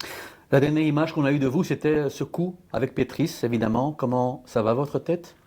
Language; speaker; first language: French; native; French